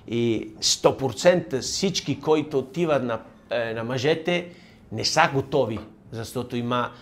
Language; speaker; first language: Bulgarian; non-native, learner; Italian